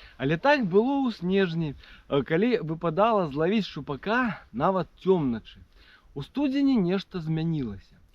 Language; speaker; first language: Belarusian; native; Belarusian